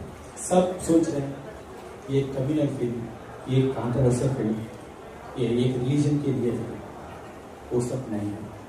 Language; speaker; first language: Hindi; non-native, local second language; Telugu